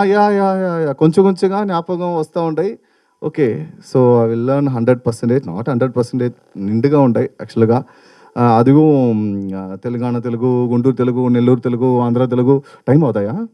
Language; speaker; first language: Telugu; non-native, learner; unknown